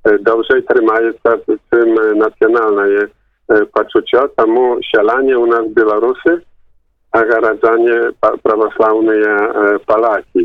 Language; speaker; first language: Polish; non-native, local second language; Belarusian